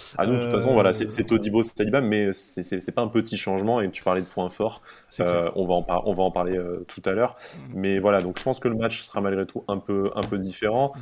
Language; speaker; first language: French; native; French